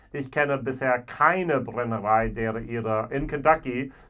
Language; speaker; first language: German; non-native, fluent; English